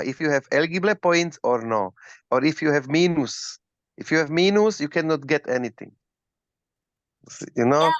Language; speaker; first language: English; non-native, learner; Slovak